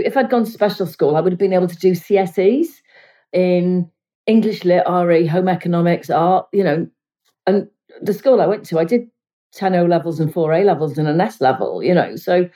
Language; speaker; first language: English; native; English